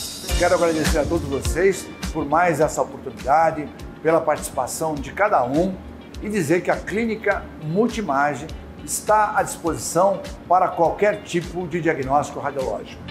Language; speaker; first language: Portuguese; native; Portuguese